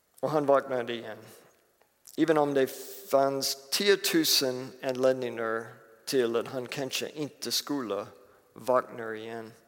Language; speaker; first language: Swedish; non-native, fluent; English